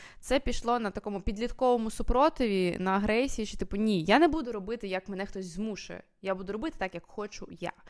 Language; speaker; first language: Ukrainian; native; Ukrainian